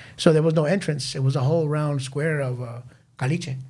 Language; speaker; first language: English; early bilingual, other home language; Spanish